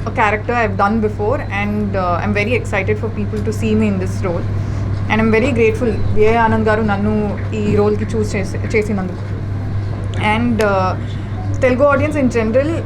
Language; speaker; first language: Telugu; non-native, fluent; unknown